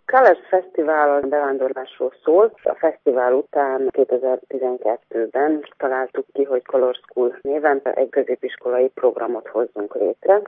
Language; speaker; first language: Hungarian; native; Hungarian